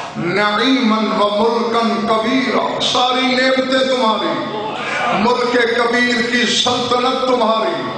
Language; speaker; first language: Urdu; non-native, local second language; Saraiki